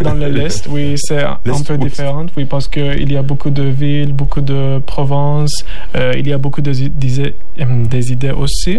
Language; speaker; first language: French; non-native, learner; Turkish